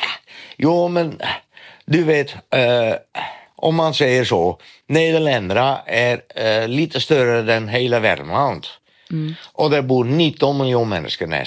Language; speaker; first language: Swedish; non-native, fluent; Dutch